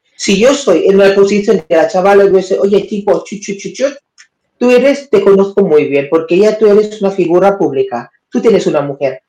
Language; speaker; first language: Spanish; non-native, learner; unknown